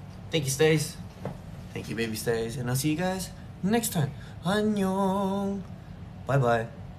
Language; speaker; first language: English; early bilingual, other home language; Korean